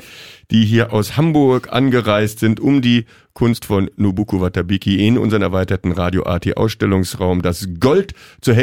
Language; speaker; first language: German; native; German